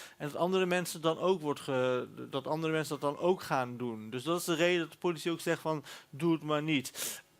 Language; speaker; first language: Dutch; early bilingual, other home language; Turkish